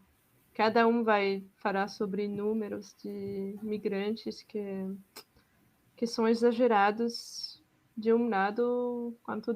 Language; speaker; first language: Portuguese; non-native, fluent; French